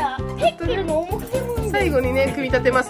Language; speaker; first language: Japanese; native; Japanese